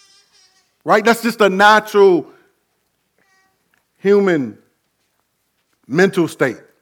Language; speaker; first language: English; native; English